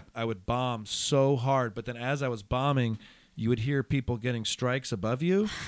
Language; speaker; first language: English; native; English